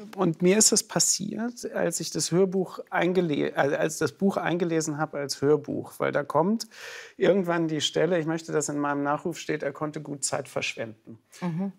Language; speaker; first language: German; native; German